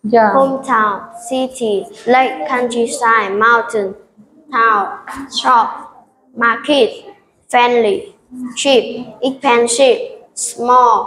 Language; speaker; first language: English; non-native, learner; Vietnamese